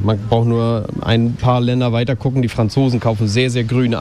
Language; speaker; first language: German; native; German